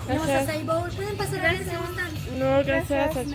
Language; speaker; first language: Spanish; non-native, learner; French